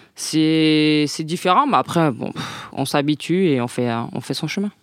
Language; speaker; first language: French; non-native, local second language; Guadeloupean Creole French